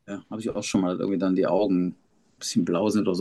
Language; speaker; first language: German; native; German